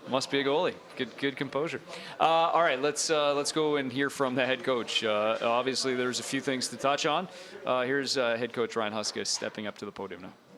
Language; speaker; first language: English; native; English